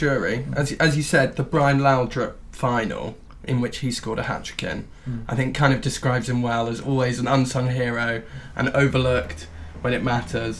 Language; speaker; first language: English; native; English